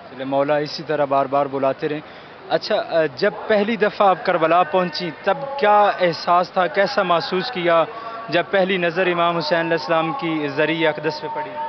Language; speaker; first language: Urdu; native; Urdu